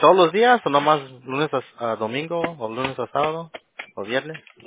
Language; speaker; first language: Spanish; early bilingual, heritage; Spanish